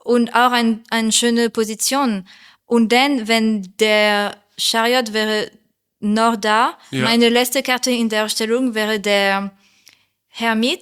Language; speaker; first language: German; non-native, learner; French